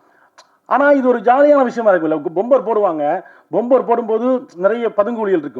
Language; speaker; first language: Tamil; native; Tamil